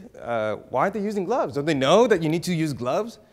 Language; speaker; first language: English; native; English